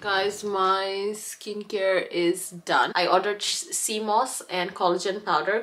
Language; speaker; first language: English; early bilingual, other home language; Bangla